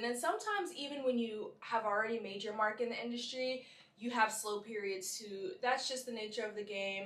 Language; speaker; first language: English; native; English